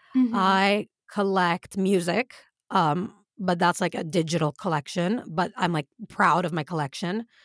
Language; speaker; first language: English; early bilingual, other home language; Arabic